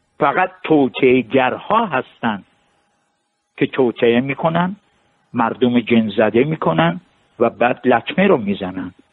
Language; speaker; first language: Persian; non-native, local second language; Armenian